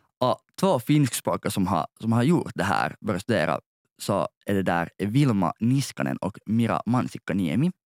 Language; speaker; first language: Swedish; native; Swedish